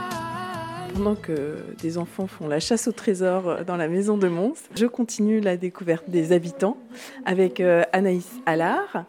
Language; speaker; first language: French; native; French